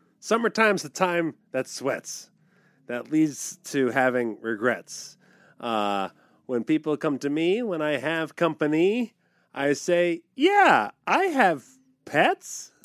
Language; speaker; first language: English; native; English